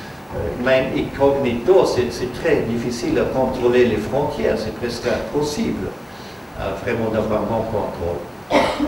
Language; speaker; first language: French; non-native, fluent; German